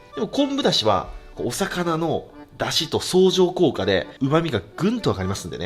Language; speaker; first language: Japanese; native; Japanese